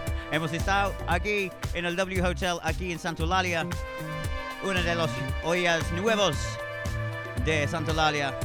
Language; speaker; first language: Spanish; non-native, fluent; English